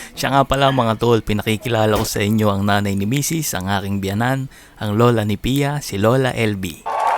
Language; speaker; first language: Filipino; native; Filipino